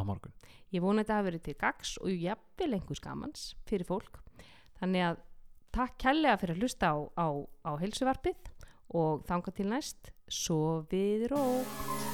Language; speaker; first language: Icelandic; native; Icelandic